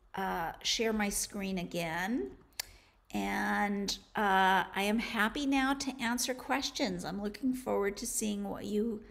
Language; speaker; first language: English; native; English